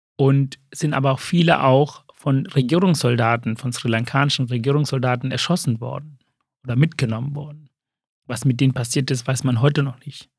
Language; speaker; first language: German; early bilingual, other home language; Sinhala